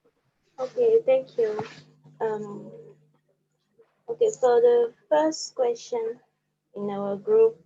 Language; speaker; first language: English; non-native, fluent; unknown